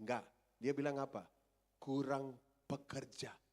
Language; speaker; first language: Indonesian; non-native, fluent; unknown